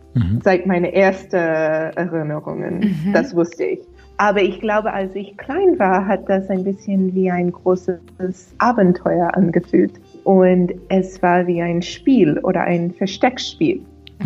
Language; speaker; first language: German; non-native, fluent; English